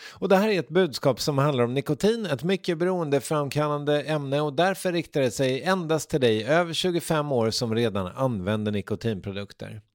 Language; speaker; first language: Swedish; native; Swedish